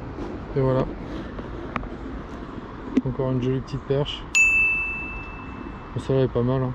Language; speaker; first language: French; native; French